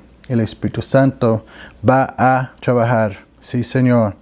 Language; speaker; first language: Spanish; non-native, learner; English